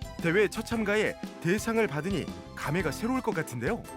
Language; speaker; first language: Korean; native; Korean